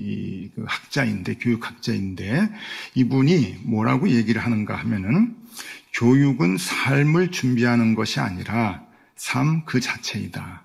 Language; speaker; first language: Korean; native; Korean